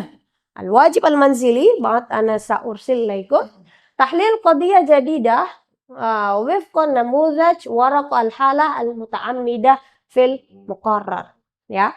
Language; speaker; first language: Arabic; non-native, fluent; Indonesian